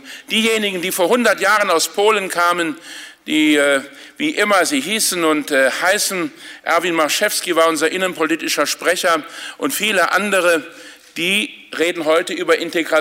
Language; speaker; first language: German; native; German